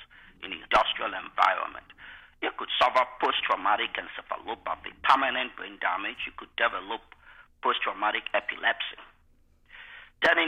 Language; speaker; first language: English; non-native, local second language; Igbo